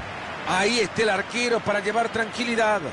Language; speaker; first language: Spanish; native; Spanish